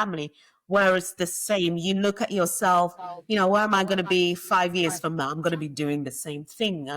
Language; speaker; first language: English; native; English